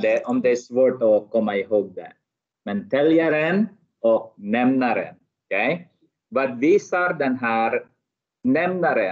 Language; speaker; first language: Swedish; non-native, learner; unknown